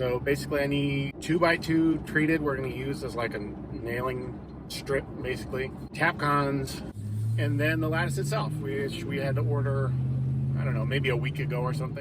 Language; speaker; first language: English; native; English